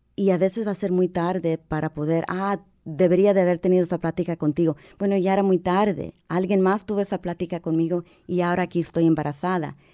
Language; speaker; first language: Spanish; early bilingual, heritage; Spanish